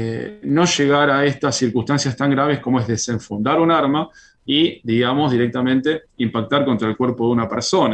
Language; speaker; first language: Spanish; native; Spanish